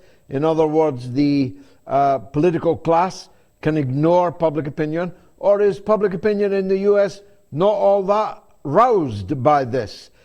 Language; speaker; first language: English; native; English